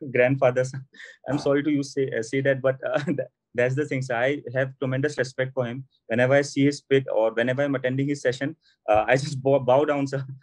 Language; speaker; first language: English; non-native, local second language; Assamese